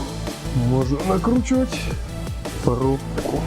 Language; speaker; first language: Russian; native; Russian